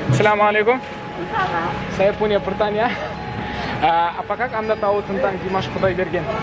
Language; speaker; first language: Indonesian; non-native, learner; Kazakh